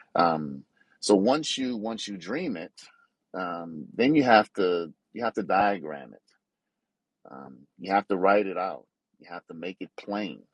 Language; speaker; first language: English; native; English